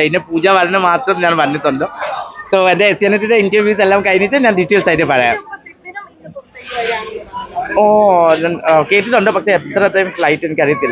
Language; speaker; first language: Malayalam; non-native, fluent; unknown